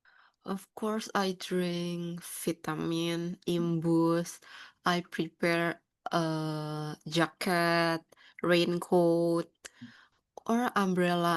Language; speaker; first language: English; non-native, learner; Indonesian